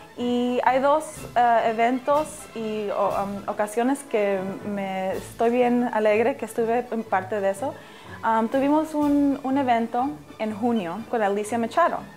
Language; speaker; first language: Spanish; early bilingual, heritage; English